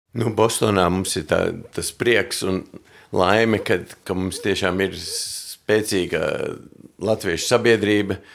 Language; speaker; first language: Latvian; early bilingual, heritage; Latvian